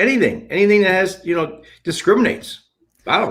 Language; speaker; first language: English; native; English